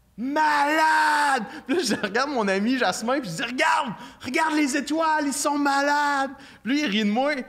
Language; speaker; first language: French; native; French